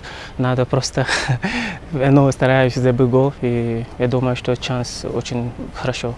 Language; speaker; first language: Russian; non-native, learner; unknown